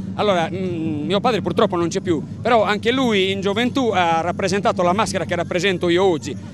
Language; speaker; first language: Italian; native; Italian